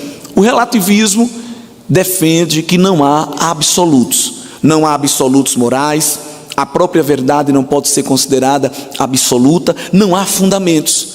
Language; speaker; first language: Portuguese; native; Portuguese